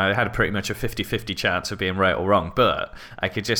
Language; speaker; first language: English; native; English